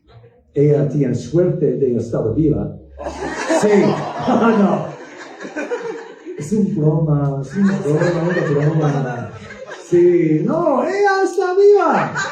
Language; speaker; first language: Spanish; non-native, fluent; English